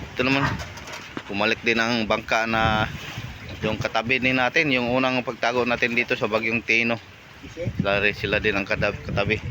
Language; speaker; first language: Filipino; non-native, local second language; Cebuano